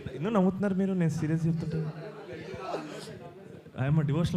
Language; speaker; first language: Telugu; native; Telugu